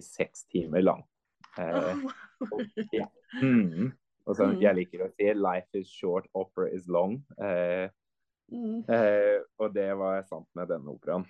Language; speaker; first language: Norwegian; non-native, fluent; English